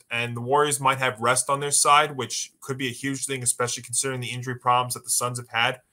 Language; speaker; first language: English; native; English